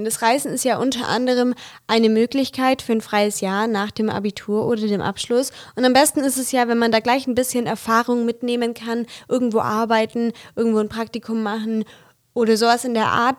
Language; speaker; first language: German; native; German